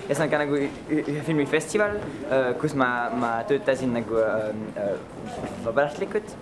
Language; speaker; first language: German; non-native, local second language; French